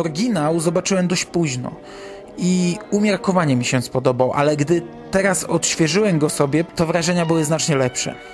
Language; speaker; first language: Polish; native; Polish